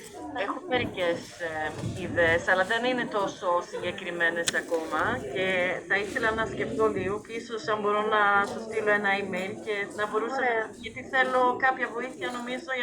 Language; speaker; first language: Greek; non-native, learner; Swedish